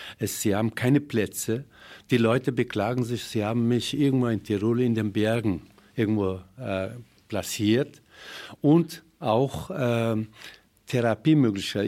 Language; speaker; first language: German; non-native, fluent; Persian